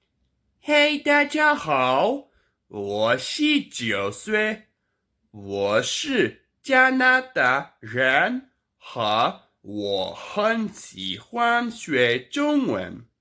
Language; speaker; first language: Chinese; non-native, learner; French